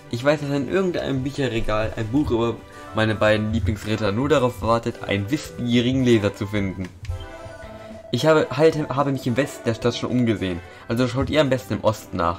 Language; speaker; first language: German; native; German